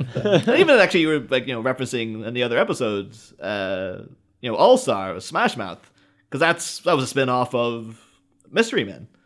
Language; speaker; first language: English; native; English